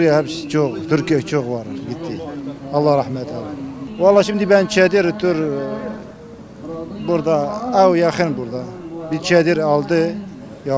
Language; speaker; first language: Turkish; non-native, learner; Arabic